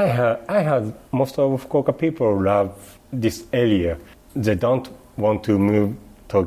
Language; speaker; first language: English; non-native, learner; Japanese